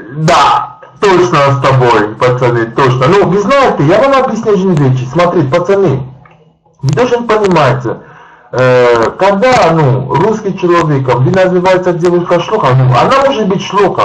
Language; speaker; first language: Russian; non-native, learner; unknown